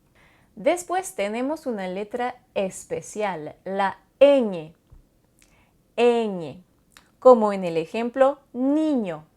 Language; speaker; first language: Spanish; non-native, fluent; French